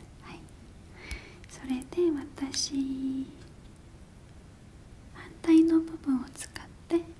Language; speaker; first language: Japanese; non-native, learner; Korean